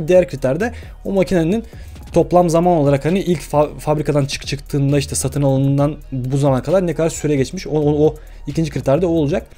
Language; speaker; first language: Turkish; early bilingual, heritage; Turkish